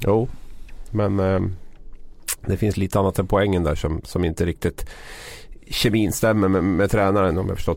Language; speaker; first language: Swedish; native; Swedish